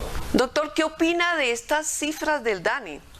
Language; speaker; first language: Spanish; native; Spanish